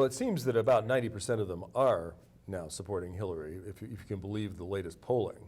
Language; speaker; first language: English; native; English